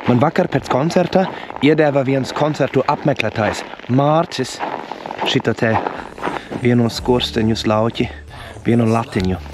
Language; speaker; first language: Latvian; non-native, fluent; German